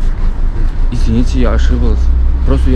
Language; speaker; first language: Russian; non-native, learner; Turkmen